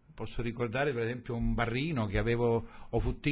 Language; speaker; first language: Italian; native; Italian